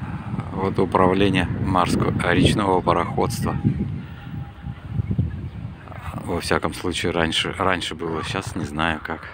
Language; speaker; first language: Russian; native; Russian